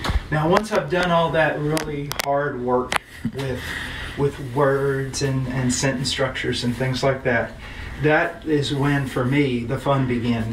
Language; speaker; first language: English; native; English